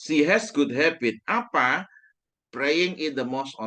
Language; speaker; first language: English; non-native, fluent; Indonesian